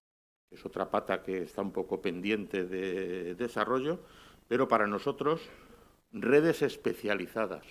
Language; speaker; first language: Spanish; native; Spanish